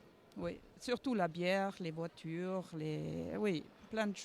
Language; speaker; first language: French; non-native, fluent; German